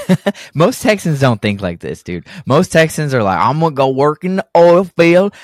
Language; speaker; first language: English; native; English